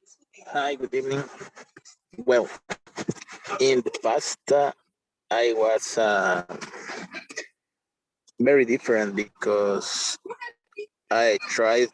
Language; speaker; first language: English; non-native, learner; Spanish